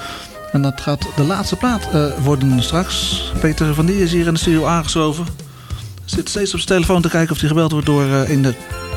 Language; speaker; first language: Dutch; native; Dutch